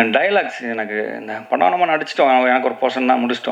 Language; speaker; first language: Tamil; native; Tamil